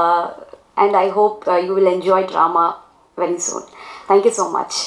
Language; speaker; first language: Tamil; non-native, learner; Kannada